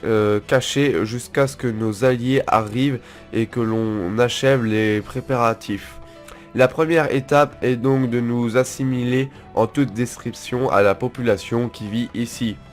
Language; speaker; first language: French; native; French